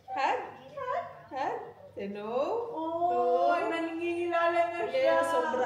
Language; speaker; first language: Filipino; non-native, local second language; Bikol